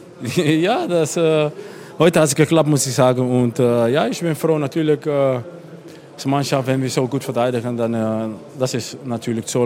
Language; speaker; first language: German; non-native, fluent; Dutch